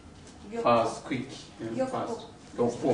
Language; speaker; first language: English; non-native, learner; Tibetan